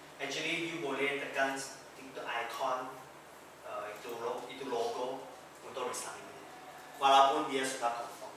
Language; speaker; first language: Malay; non-native, local second language; Chinese